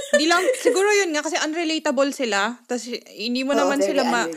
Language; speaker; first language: Filipino; non-native, local second language; Pampanga